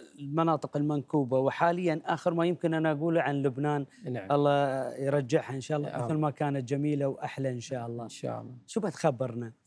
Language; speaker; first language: Arabic; native; Arabic